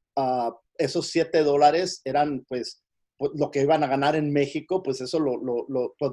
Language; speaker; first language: Spanish; early bilingual, heritage; Spanish